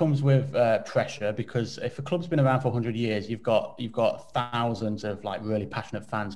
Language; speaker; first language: English; native; English